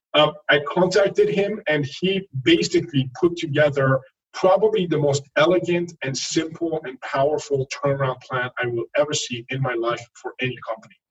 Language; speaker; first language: English; non-native, fluent; French